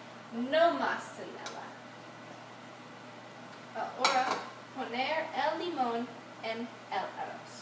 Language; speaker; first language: Spanish; non-native, learner; English